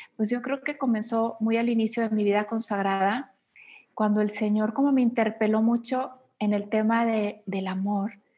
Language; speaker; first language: Spanish; native; Spanish